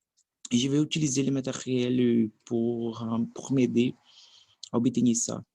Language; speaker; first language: French; non-native, learner; Portuguese